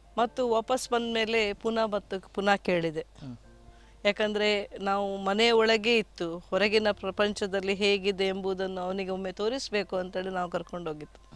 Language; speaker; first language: Kannada; non-native, local second language; Konkani